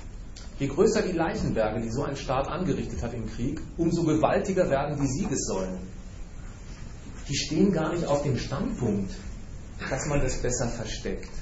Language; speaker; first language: German; native; German